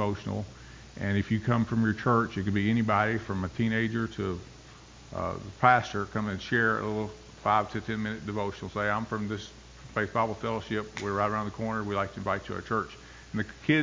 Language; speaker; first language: English; native; English